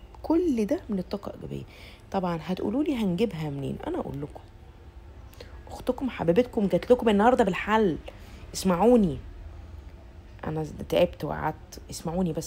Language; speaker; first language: Arabic; native; Arabic